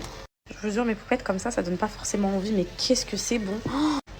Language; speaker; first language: French; native; French